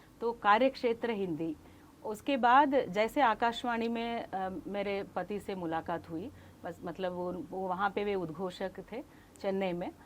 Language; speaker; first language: Hindi; non-native, local second language; Kannada